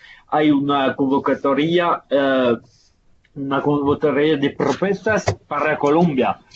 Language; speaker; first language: Spanish; non-native, fluent; Italian